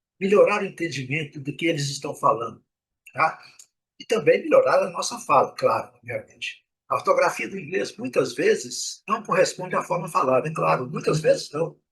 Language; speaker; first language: Portuguese; native; Portuguese